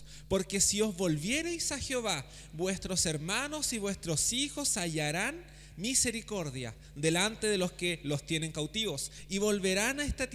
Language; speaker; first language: Spanish; native; Spanish